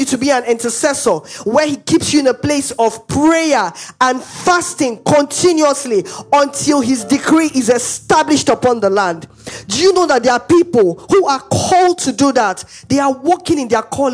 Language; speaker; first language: English; non-native, local second language; Igbo